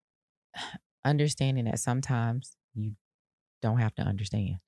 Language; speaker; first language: English; native; English